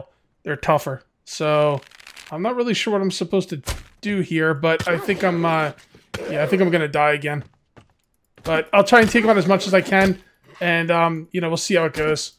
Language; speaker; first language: English; native; English